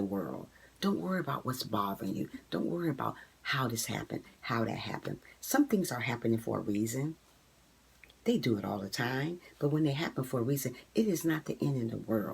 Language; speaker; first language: English; native; English